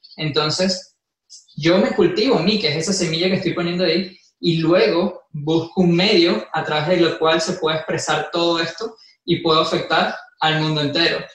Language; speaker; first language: Spanish; native; Spanish